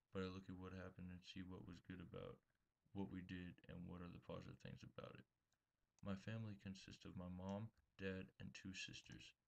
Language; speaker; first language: English; native; English